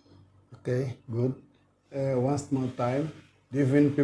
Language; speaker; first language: English; non-native, learner; Portuguese